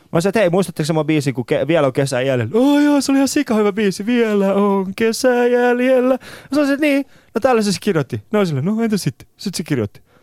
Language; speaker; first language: Finnish; non-native, fluent; Persian